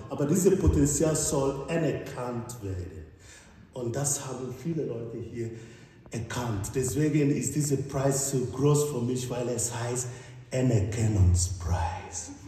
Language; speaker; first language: German; non-native, fluent; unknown